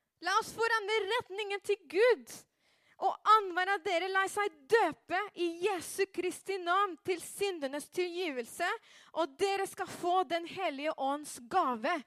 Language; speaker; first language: Norwegian; non-native, fluent; Spanish